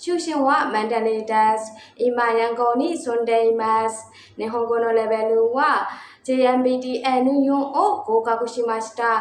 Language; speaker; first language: Japanese; non-native, learner; Burmese